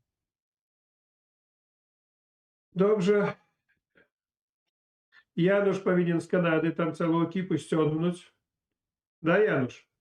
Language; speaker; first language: Polish; non-native, learner; Belarusian